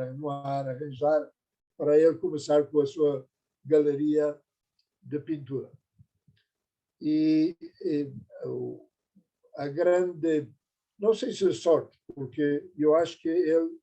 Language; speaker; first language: Portuguese; non-native, fluent; Persian